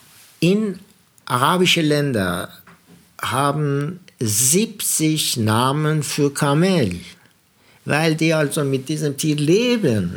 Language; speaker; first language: German; non-native, fluent; Persian